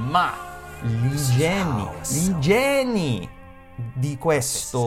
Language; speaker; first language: Italian; non-native, learner; English